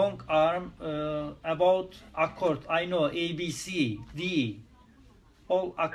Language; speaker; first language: English; non-native, learner; Turkish